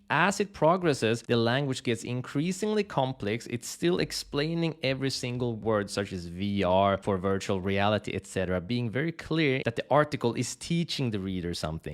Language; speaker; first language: English; native; English